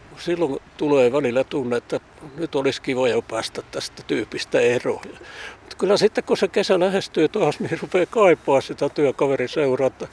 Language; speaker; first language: Finnish; native; Finnish